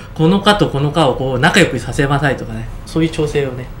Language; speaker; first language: Japanese; native; Japanese